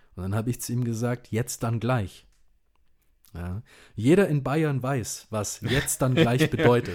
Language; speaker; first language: German; early bilingual, other home language; Indonesian